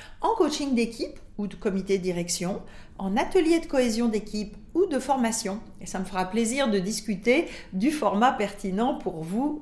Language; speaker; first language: French; native; French